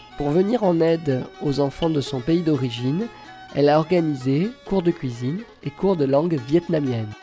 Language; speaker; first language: French; native; French